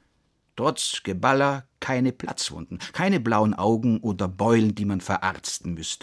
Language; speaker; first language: German; native; German